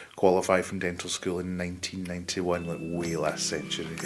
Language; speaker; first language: English; native; English